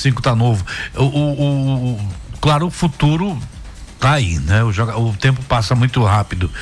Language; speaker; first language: Portuguese; native; Portuguese